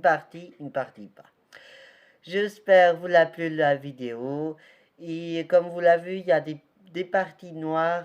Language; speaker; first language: French; non-native, learner; Portuguese